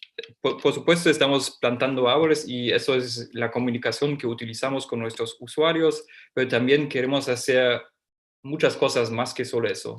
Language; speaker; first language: Spanish; non-native, fluent; German